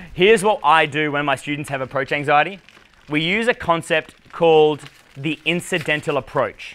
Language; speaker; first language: English; native; English